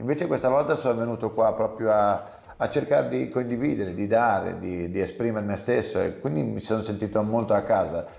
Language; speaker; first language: Italian; early bilingual, heritage; English